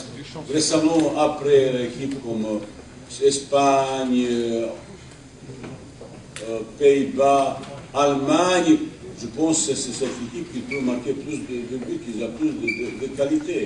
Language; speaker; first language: French; non-native, fluent; Bosnian